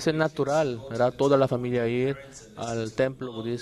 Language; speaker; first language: Spanish; non-native, learner; Korean